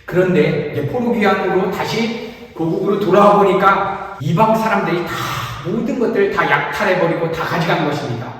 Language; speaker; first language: Korean; native; Korean